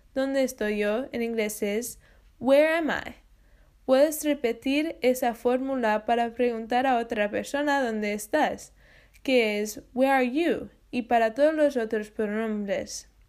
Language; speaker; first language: Spanish; non-native, fluent; English